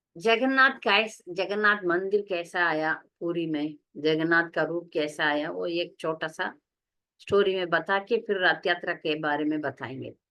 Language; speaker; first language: Hindi; non-native, local second language; Tamil